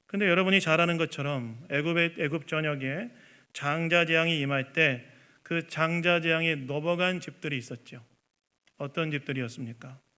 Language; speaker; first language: Korean; native; Korean